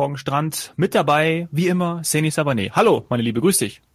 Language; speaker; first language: German; native; German